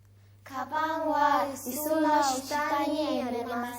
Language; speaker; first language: Japanese; non-native, learner; Mongolian